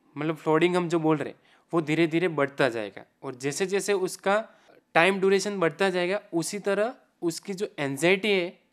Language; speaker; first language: Hindi; non-native, local second language; Gujarati